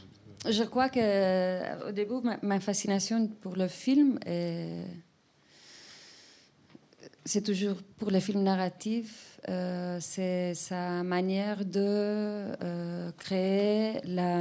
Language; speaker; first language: French; non-native, fluent; Spanish